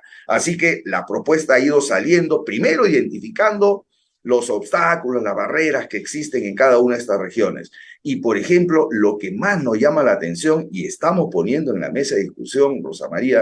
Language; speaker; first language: Spanish; native; Spanish